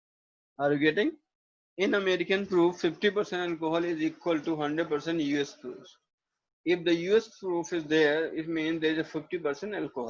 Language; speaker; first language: English; non-native, local second language; Hindi